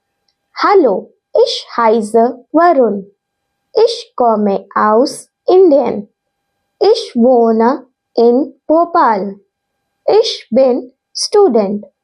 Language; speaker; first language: German; non-native, fluent; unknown